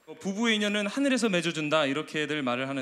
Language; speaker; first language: Korean; native; Korean